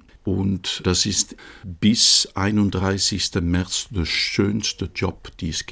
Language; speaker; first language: German; non-native, fluent; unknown